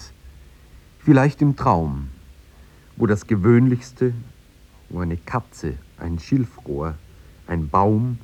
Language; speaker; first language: German; native; German